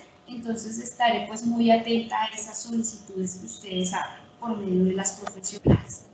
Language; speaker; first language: Spanish; native; Spanish